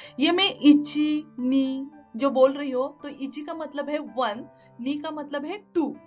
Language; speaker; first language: Hindi; non-native, local second language; Marathi